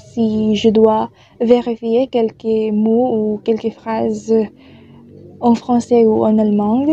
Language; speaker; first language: French; non-native, learner; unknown